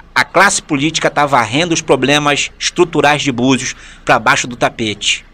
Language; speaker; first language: Portuguese; native; Portuguese